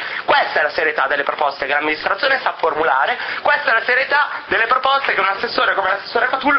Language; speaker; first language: Italian; native; Italian